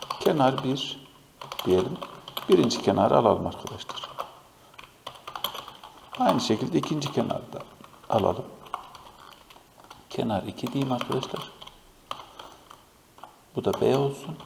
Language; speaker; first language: Turkish; native; Turkish